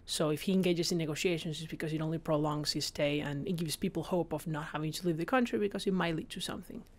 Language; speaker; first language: English; non-native, fluent; Spanish